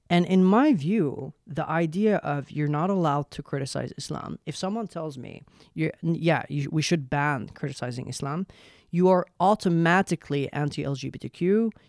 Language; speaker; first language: English; non-native, fluent; Arabic